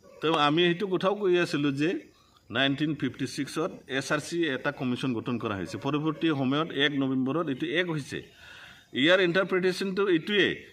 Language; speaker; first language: Assamese; non-native, local second language; Bodo